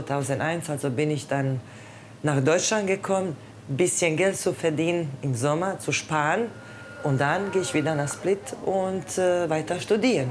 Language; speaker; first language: German; non-native, fluent; Croatian